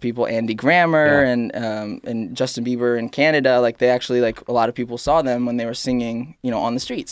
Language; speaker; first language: English; native; English